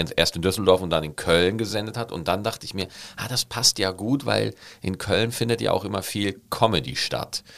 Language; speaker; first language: German; native; German